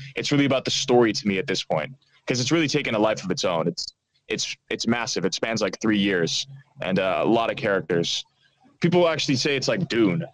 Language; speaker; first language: English; non-native, fluent; Dutch